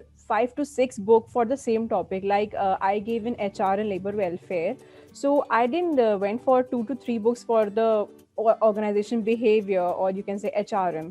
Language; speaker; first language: English; non-native, local second language; Hindi